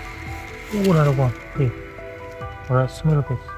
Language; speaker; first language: English; non-native, learner; Khmer